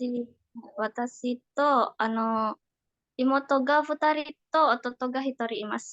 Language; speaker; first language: Japanese; non-native, learner; Indonesian